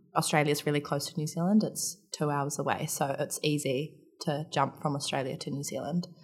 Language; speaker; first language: English; native; English